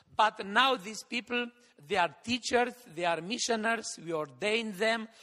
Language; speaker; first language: English; non-native, fluent; Romanian